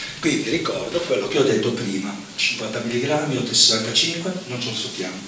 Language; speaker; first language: Italian; native; Italian